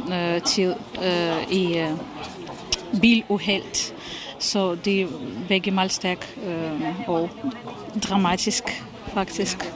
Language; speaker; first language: Danish; non-native, fluent; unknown